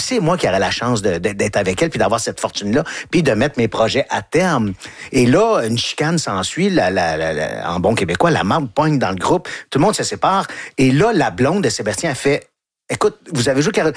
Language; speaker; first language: French; native; French